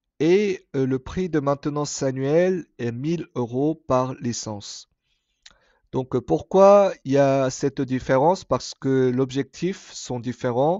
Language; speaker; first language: French; non-native, fluent; Korean